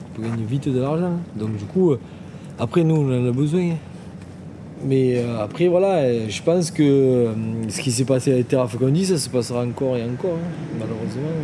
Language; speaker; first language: French; native; French